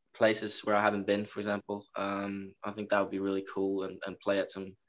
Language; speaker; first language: English; non-native, fluent; Norwegian